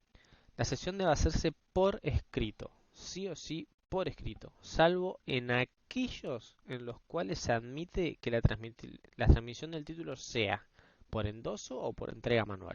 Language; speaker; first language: Spanish; native; Spanish